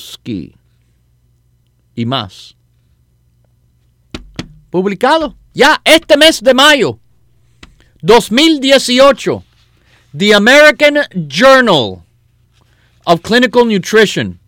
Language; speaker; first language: Spanish; native; Spanish